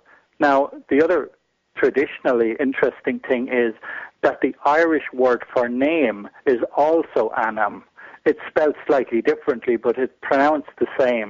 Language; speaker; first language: English; native; English